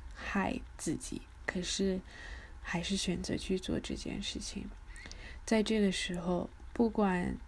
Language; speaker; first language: Chinese; early bilingual, other home language; English